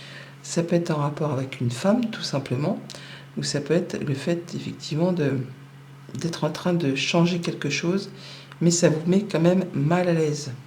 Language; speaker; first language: French; native; French